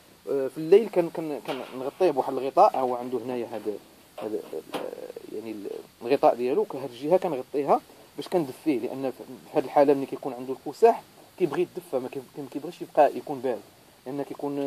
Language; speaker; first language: Arabic; native; Arabic